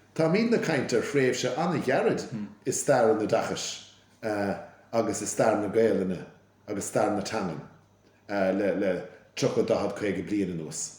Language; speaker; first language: Irish; native; Irish